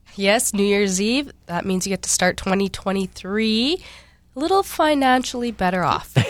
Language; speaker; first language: English; native; English